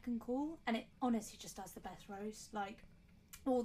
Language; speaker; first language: English; native; English